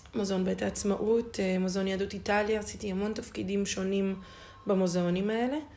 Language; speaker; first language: Hebrew; native; Hebrew